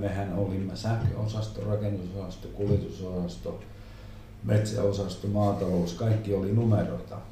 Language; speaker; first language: Finnish; non-native, local second language; Swedish